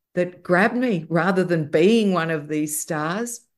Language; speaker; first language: English; native; English